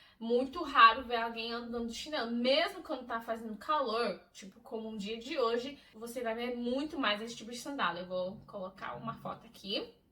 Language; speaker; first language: Portuguese; non-native, fluent; English